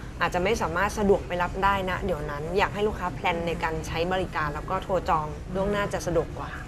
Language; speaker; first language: Thai; native; Thai